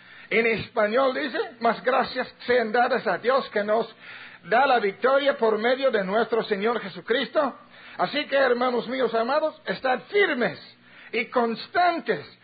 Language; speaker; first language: Spanish; non-native, fluent; English